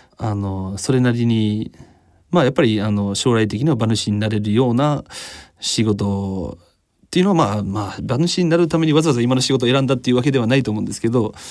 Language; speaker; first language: Japanese; non-native, fluent; English